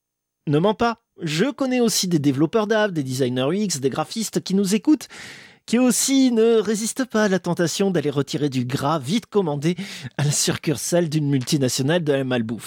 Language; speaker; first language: French; native; French